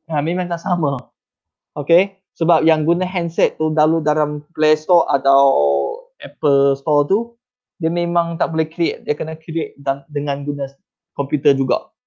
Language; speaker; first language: Malay; non-native, local second language; Chinese